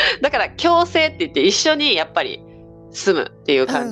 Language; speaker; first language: Japanese; native; Japanese